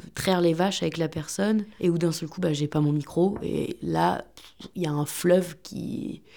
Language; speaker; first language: French; native; French